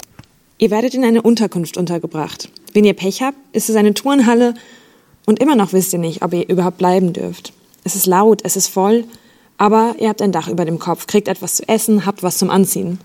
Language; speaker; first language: German; native; German